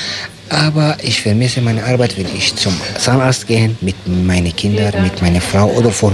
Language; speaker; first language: German; non-native, learner; Arabic